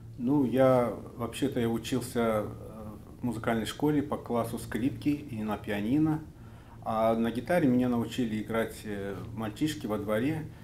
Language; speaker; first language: Russian; native; Russian